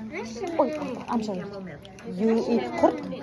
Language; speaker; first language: English; non-native, learner; Kazakh